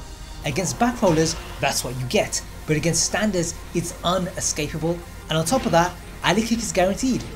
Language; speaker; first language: English; native; English